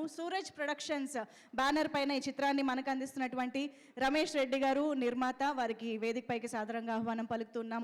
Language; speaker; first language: Telugu; native; Telugu